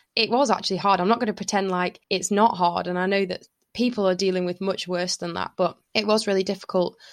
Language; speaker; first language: English; native; English